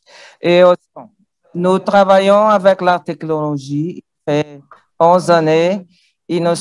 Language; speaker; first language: French; non-native, learner; Portuguese